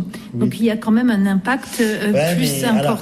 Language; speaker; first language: French; native; French